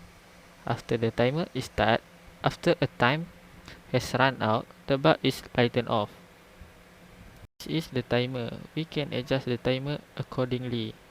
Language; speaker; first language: English; non-native, local second language; Malay